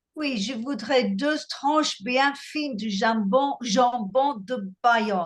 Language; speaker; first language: French; non-native, learner; English